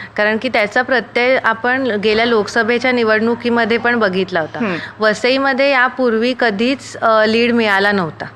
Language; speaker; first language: Marathi; native; Marathi